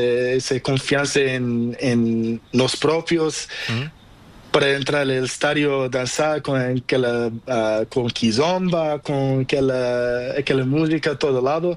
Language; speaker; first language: Spanish; non-native, learner; Portuguese